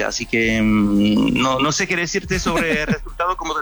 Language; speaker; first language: Spanish; non-native, fluent; French